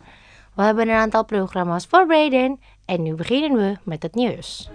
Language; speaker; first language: Dutch; non-native, fluent; Indonesian